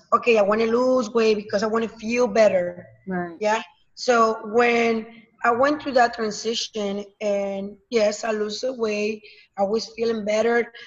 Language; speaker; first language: English; non-native, learner; Spanish